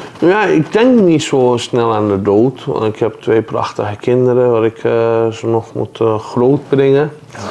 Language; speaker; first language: Dutch; non-native, fluent; Persian